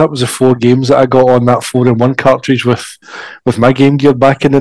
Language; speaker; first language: English; native; English